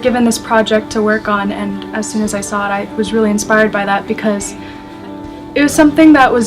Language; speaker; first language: English; native; English